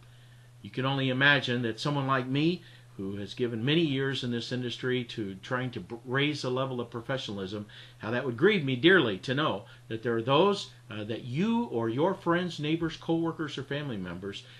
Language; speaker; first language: English; native; English